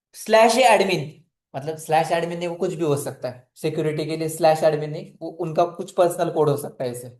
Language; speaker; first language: Hindi; non-native, local second language; Marathi